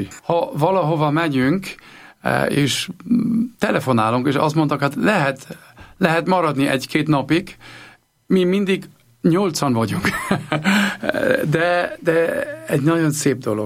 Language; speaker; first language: Hungarian; non-native, learner; German